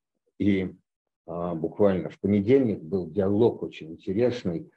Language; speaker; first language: Russian; native; Russian